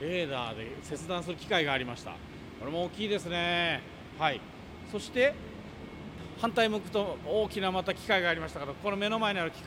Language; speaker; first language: Japanese; native; Japanese